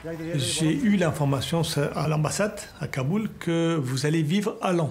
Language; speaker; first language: French; non-native, fluent; Persian